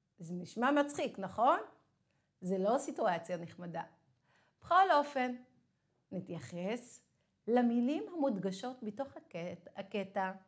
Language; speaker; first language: Hebrew; non-native, local second language; Arabic